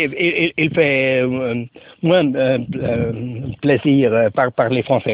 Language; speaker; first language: French; non-native, learner; German